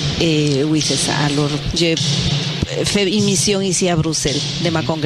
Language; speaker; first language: French; non-native, fluent; Spanish